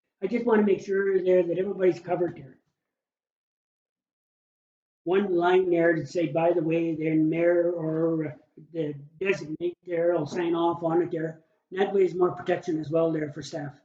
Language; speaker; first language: English; native; English